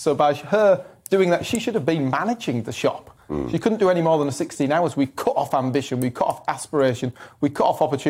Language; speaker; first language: English; native; English